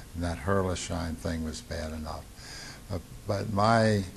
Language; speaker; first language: English; native; English